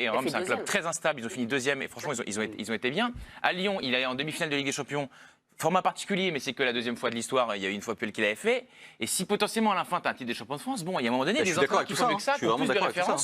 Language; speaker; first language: French; native; French